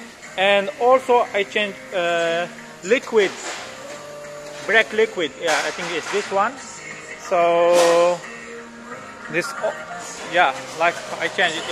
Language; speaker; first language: English; non-native, learner; French